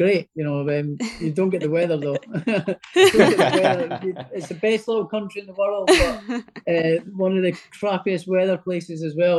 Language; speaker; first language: English; native; English